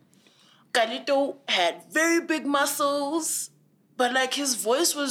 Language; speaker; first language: English; non-native, local second language; Zulu